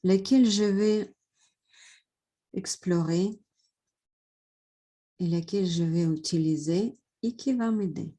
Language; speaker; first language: French; non-native, fluent; Russian